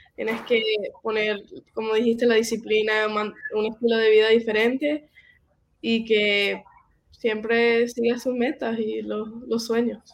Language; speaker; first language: Spanish; early bilingual, heritage; Spanish